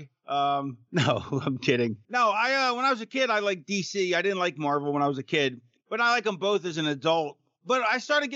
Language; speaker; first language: English; native; English